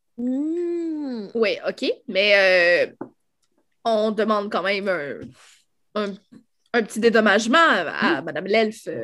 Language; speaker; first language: French; native; French